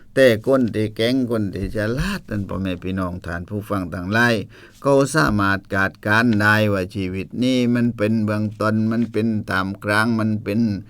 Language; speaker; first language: Thai; native; Thai